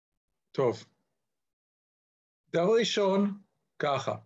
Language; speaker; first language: Hebrew; non-native, fluent; English